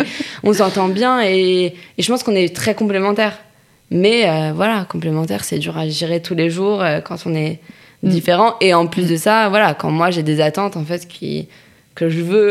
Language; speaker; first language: French; native; French